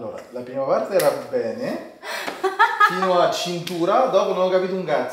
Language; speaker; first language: Italian; early bilingual, heritage; Italian